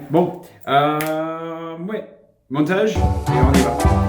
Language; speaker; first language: French; non-native, fluent; English